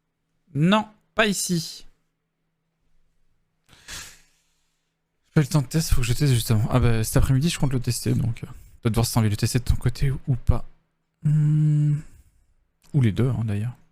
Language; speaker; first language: French; native; French